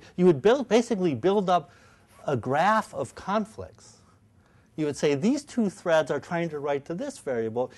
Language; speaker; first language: English; native; English